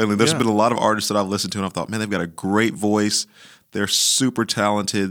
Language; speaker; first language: English; native; English